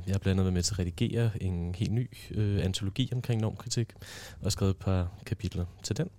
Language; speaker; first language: Danish; native; Danish